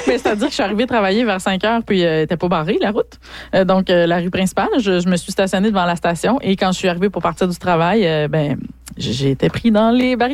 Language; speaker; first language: French; native; French